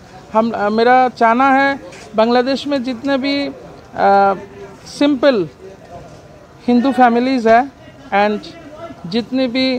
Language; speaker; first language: Hindi; non-native, fluent; Bangla